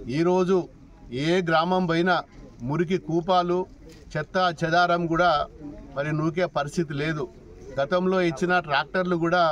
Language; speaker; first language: Telugu; non-native, local second language; Lambadi